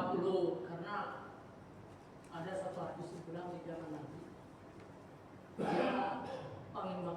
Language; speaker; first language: Indonesian; native; Indonesian